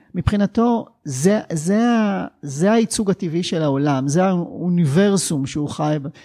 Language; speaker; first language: Hebrew; native; Hebrew